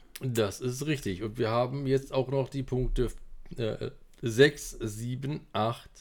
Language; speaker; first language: German; native; German